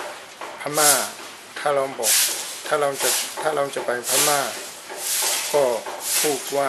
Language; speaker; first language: Thai; non-native, fluent; Burmese